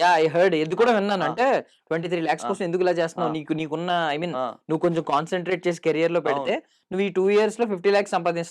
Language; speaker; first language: Telugu; native; Telugu